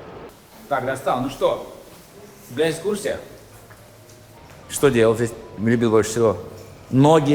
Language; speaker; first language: Russian; native; Russian